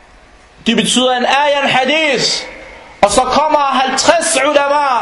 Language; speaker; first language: Danish; non-native, fluent; Arabic